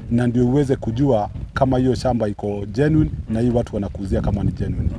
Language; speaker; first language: Swahili; non-native, local second language; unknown